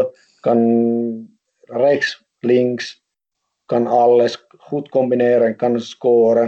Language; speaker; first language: Dutch; non-native, fluent; Finnish